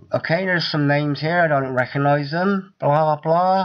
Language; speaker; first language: English; native; English